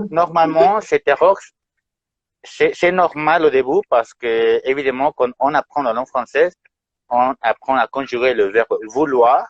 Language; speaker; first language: French; non-native, fluent; Spanish